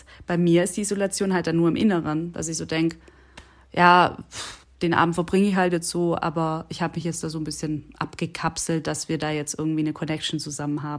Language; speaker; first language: German; native; German